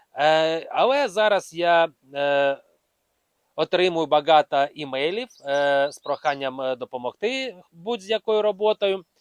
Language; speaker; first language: Ukrainian; non-native, local second language; Russian